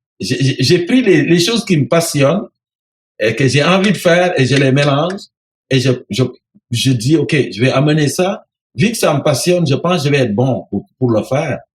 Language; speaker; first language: French; non-native, local second language; Serer